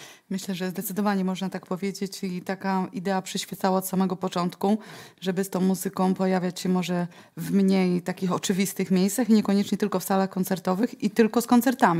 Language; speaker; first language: Polish; native; Polish